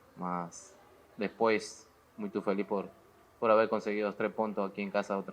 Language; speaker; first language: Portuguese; non-native, learner; Spanish